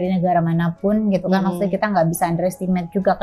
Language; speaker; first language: Indonesian; native; Indonesian